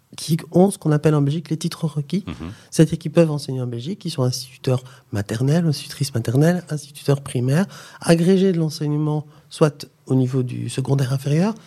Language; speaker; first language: French; native; French